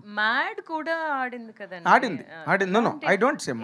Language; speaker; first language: Telugu; native; Telugu